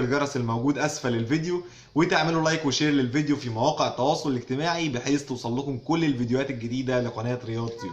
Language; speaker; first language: Arabic; native; Arabic